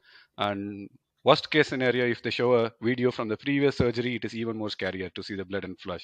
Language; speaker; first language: English; non-native, local second language; Tamil